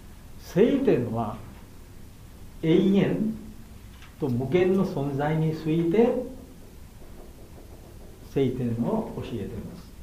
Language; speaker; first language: Japanese; non-native, learner; Bangla